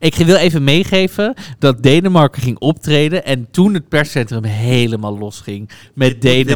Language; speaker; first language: Dutch; native; Dutch